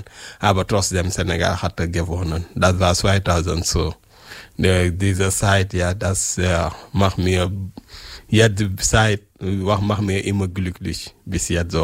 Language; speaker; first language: German; non-native, learner; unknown